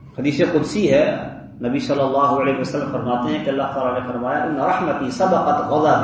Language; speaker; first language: Urdu; native; Urdu